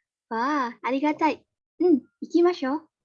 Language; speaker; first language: Japanese; non-native, learner; Indonesian